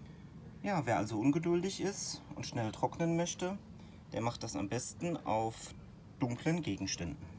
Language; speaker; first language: German; native; German